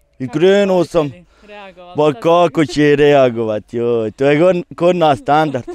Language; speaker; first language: Croatian; native; Croatian